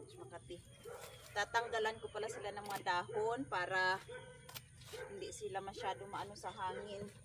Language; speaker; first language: Filipino; non-native, local second language; Masbatenyo